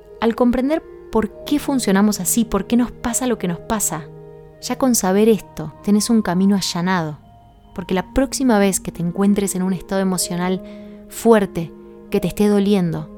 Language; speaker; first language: Spanish; native; Spanish